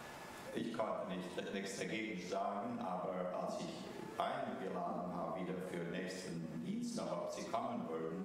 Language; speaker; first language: German; early bilingual, heritage; German